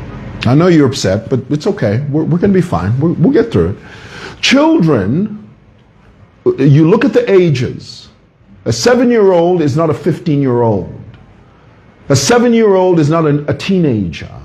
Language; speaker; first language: English; non-native, local second language; Bemba